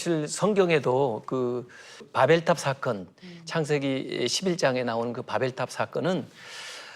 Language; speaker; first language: Korean; native; Korean